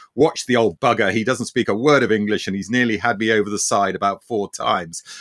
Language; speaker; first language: English; early bilingual, other home language; Armenian